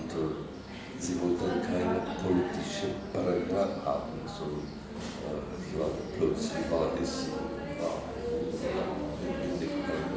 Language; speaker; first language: German; non-native, learner; Czech